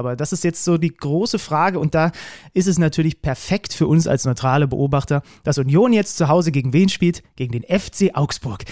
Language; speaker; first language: German; native; German